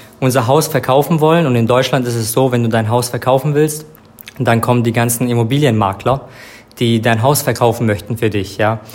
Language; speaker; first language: German; non-native, fluent; Serbian